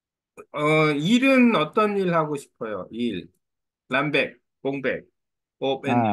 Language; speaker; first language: Korean; native; Korean